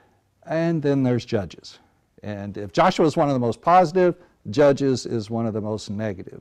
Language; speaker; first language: English; native; English